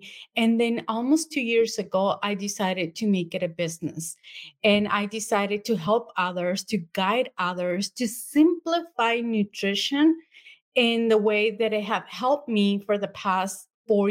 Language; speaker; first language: English; non-native, fluent; Spanish